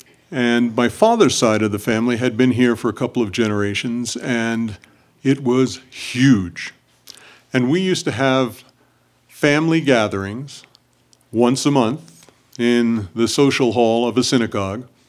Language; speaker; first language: English; native; English